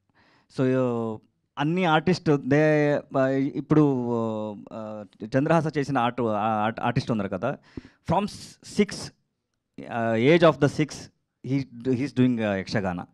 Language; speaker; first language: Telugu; non-native, learner; Kannada